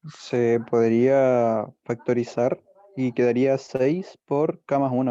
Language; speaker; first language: Spanish; native; Spanish